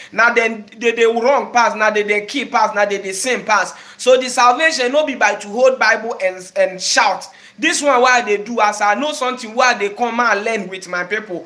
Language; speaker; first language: English; non-native, local second language; Akan